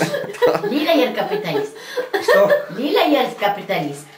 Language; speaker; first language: Swedish; early bilingual, heritage; Swedish